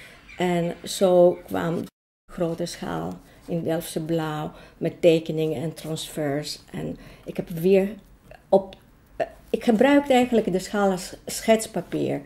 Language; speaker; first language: Dutch; non-native, fluent; Greek